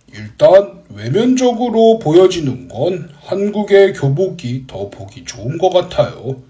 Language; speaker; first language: Korean; native; Korean